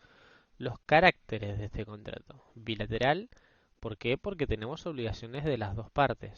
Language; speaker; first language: Spanish; native; Spanish